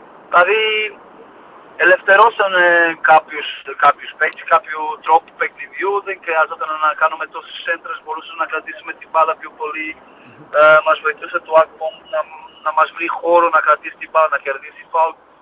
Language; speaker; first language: Greek; non-native, fluent; Portuguese